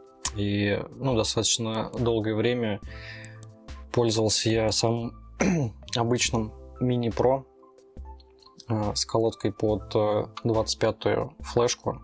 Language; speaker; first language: Russian; native; Russian